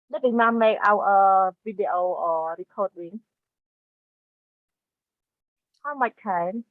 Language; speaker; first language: English; non-native, learner; Khmer